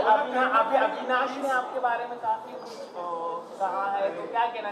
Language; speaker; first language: Hindi; native; Hindi